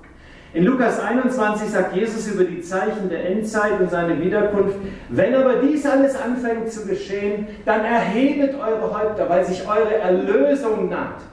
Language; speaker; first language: German; native; German